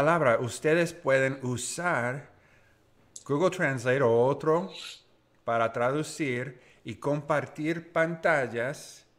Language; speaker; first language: Spanish; non-native, learner; English